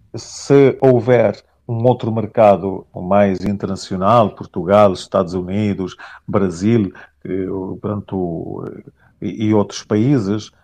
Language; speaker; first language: Portuguese; non-native, local second language; Kabuverdianu